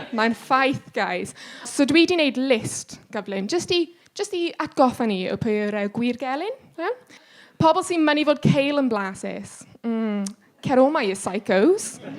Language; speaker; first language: Welsh; non-native, local second language; English